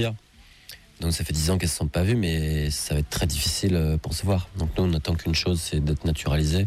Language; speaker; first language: French; native; French